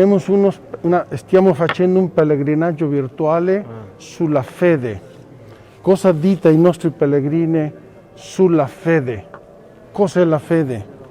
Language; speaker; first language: Italian; non-native, fluent; Spanish